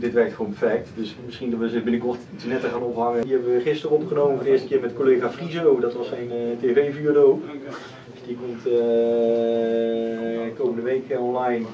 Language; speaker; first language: Dutch; native; Dutch